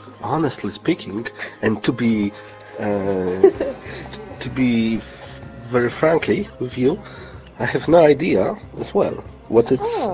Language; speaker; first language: English; non-native, learner; Polish